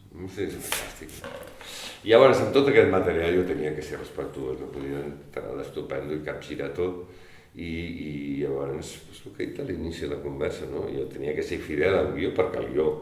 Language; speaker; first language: Catalan; native; Catalan